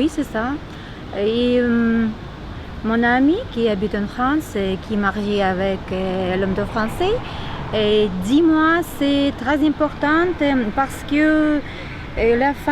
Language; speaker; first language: French; non-native, learner; Ukrainian